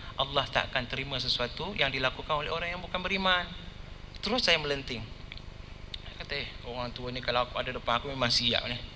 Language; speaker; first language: Malay; non-native, local second language; Tamil